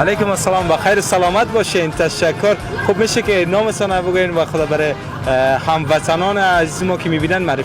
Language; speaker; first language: Persian; native; Persian